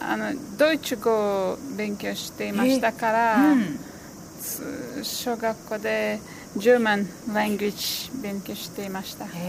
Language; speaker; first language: Japanese; non-native, learner; Uzbek